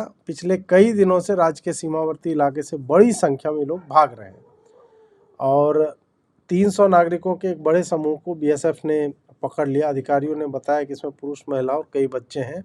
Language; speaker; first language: Hindi; native; Hindi